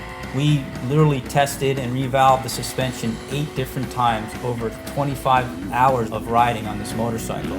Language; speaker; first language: English; native; English